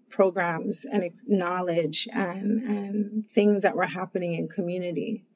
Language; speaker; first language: English; native; English